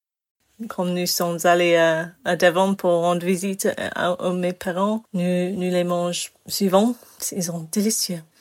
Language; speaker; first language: French; non-native, fluent; English